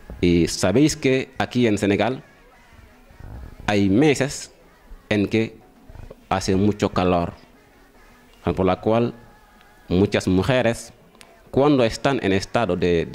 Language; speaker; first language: Spanish; non-native, fluent; Wolof